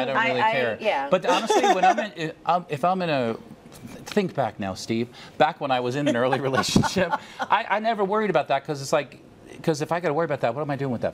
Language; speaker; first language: English; native; English